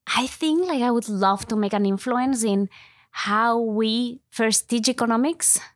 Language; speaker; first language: English; non-native, fluent; Spanish